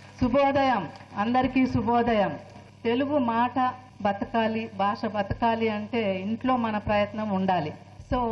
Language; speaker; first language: Telugu; native; Telugu